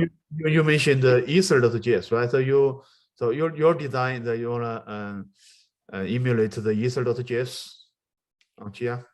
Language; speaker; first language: English; non-native, fluent; Chinese